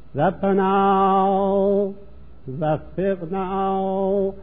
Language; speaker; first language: Persian; native; Persian